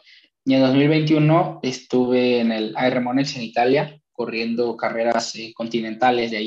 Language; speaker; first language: Spanish; native; Spanish